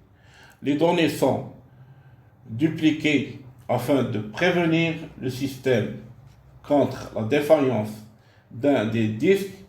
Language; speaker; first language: French; non-native, local second language; Arabic